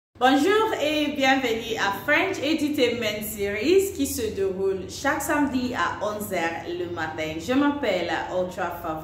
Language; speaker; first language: French; non-native, fluent; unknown